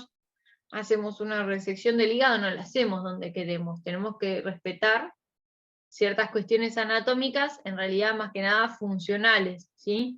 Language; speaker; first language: Spanish; native; Spanish